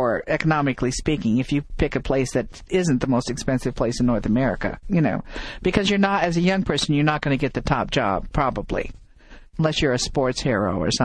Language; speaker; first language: English; native; English